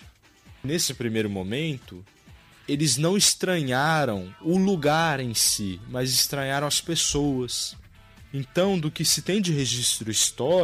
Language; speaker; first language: Portuguese; native; Portuguese